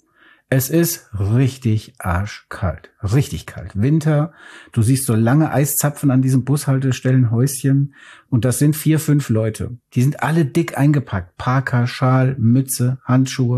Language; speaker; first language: German; native; German